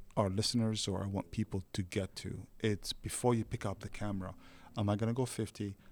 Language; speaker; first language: English; non-native, fluent; Somali